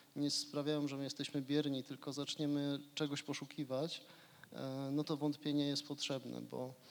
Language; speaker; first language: Polish; native; Polish